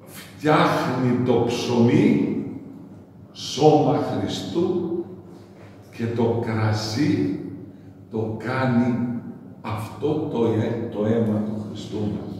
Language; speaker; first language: Greek; native; Greek